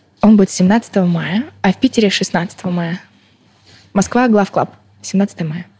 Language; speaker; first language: Russian; early bilingual, other home language; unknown